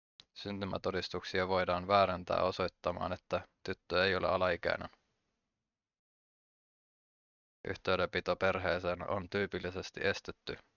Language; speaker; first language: Finnish; native; Finnish